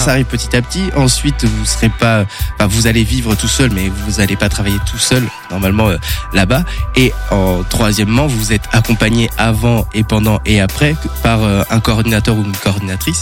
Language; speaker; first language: French; native; French